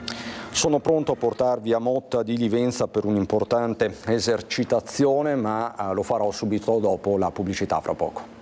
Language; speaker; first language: Italian; native; Italian